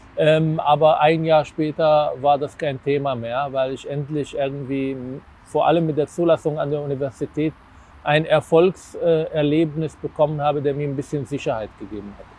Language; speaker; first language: German; non-native, fluent; Arabic